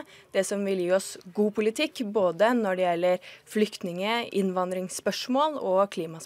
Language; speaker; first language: Norwegian; native; Norwegian